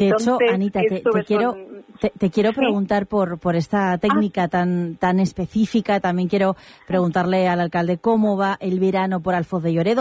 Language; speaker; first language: Spanish; native; Spanish